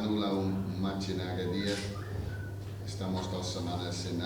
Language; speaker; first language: Spanish; non-native, fluent; English